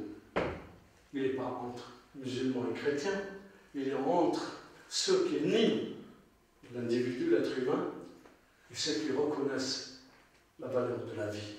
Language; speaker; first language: French; non-native, local second language; Arabic